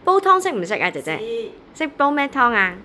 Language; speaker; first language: Chinese; non-native, local second language; Cantonese